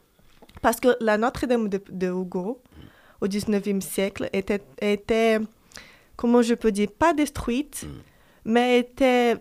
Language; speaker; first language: French; non-native, fluent; Portuguese